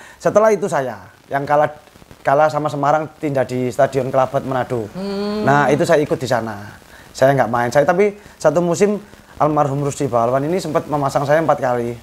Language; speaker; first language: Indonesian; non-native, local second language; Javanese